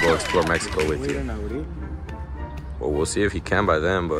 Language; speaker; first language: English; early bilingual, other home language; Spanish